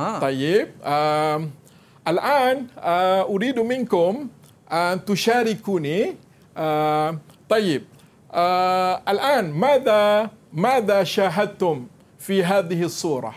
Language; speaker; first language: Arabic; non-native, fluent; Malay